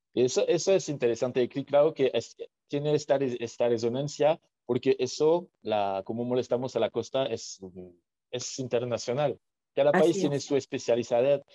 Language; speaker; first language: Spanish; non-native, fluent; French